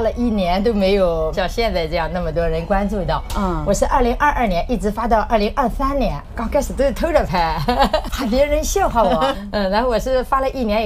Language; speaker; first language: Chinese; native; Chinese